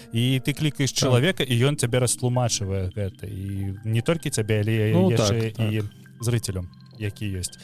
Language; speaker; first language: Belarusian; non-native, local second language; Russian